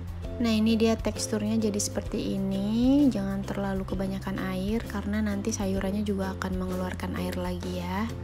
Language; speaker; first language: Indonesian; native; Indonesian